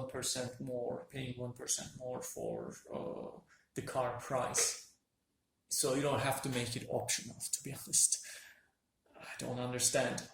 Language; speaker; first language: English; non-native, fluent; Turkish